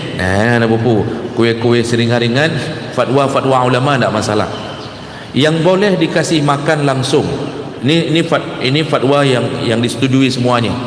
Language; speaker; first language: Malay; non-native, local second language; Achinese